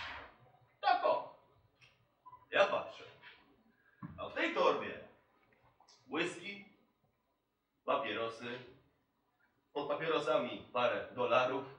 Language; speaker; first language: Polish; non-native, fluent; Kurdish